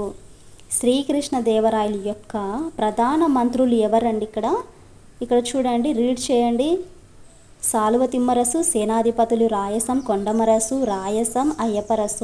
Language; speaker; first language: Telugu; native; Telugu